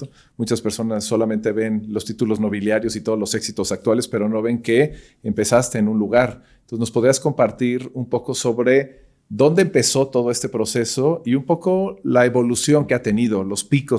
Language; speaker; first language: Spanish; native; Spanish